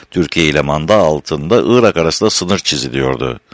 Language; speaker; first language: Turkish; native; Turkish